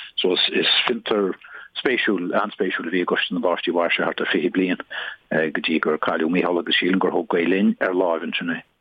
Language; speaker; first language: Irish; native; Irish